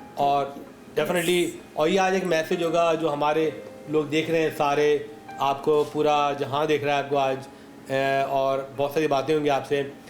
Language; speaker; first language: Urdu; native; Urdu